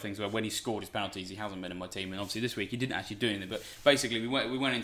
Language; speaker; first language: English; native; English